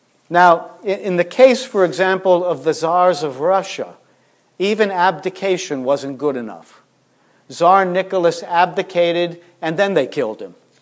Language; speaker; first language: English; native; English